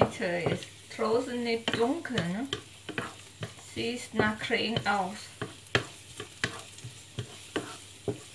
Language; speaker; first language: German; non-native, learner; Thai